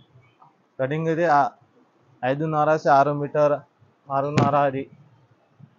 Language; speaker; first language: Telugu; non-native, local second language; Urdu